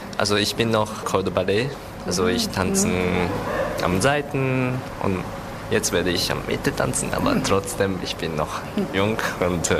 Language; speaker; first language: German; non-native, learner; Japanese